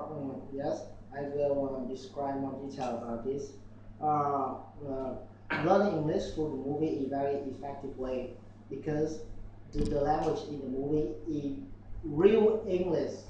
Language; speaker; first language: English; non-native, learner; Vietnamese